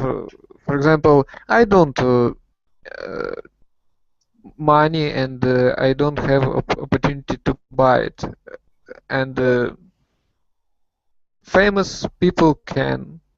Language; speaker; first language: English; non-native, learner; Russian